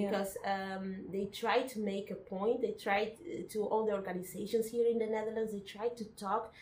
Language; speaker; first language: English; non-native, fluent; Spanish